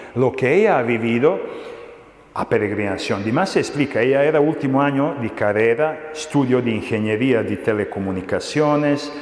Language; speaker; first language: Spanish; non-native, fluent; Serbian